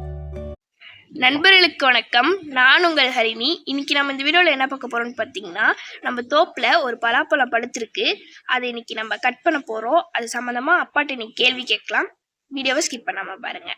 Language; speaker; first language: Tamil; native; Tamil